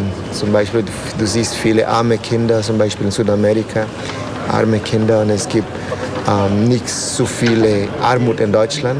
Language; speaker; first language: German; non-native, learner; Spanish